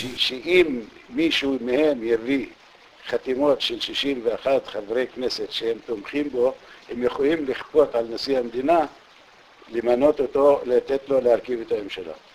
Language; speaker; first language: Hebrew; non-native, local second language; Arabic